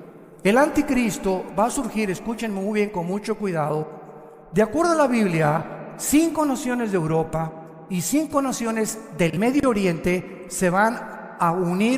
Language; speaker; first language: Spanish; native; Spanish